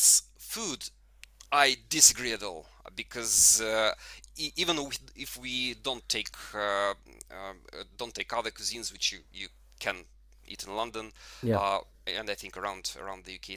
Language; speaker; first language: English; non-native, fluent; Russian